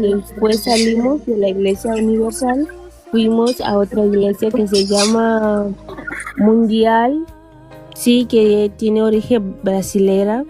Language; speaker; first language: Spanish; non-native, fluent; Portuguese